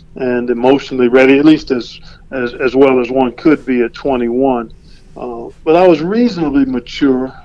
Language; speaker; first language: English; native; English